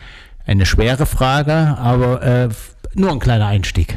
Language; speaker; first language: German; native; German